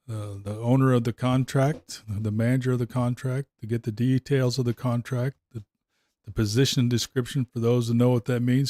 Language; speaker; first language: English; native; English